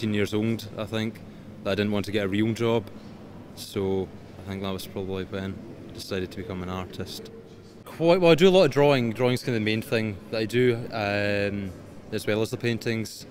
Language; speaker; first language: English; native; English